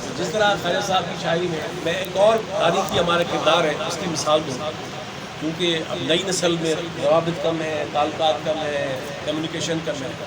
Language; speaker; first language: Urdu; non-native, local second language; Sindhi